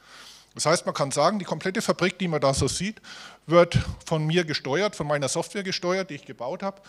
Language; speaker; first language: German; native; German